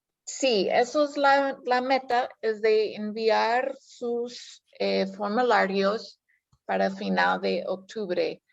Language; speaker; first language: Spanish; non-native, fluent; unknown